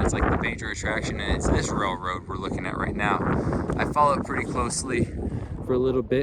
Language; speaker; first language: English; native; English